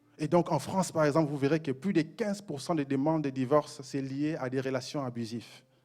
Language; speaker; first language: French; non-native, local second language; Mossi